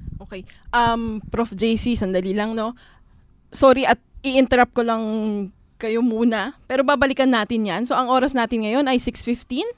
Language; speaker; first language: Filipino; native; Filipino